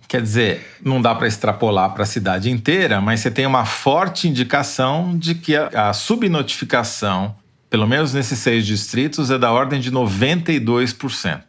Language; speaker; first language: Portuguese; native; Portuguese